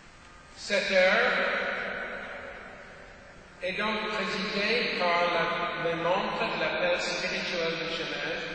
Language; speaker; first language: French; non-native, fluent; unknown